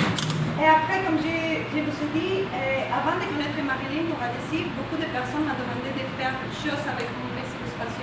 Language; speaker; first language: French; non-native, fluent; Spanish